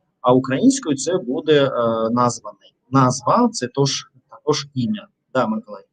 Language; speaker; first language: Ukrainian; non-native, learner; Russian